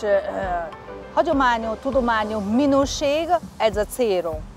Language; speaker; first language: Hungarian; non-native, learner; Chinese